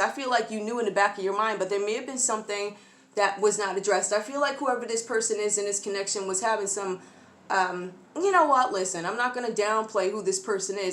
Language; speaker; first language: English; native; English